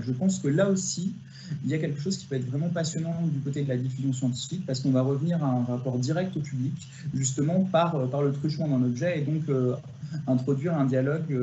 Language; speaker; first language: French; native; French